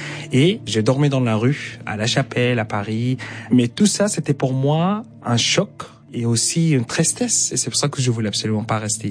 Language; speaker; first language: French; non-native, fluent; Arabic